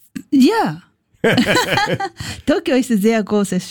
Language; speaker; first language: German; non-native, learner; Japanese